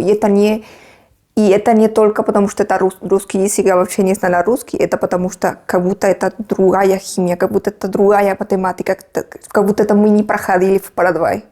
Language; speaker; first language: Russian; non-native, fluent; Spanish